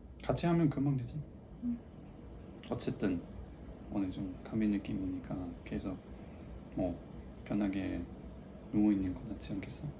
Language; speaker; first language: Korean; non-native, fluent; German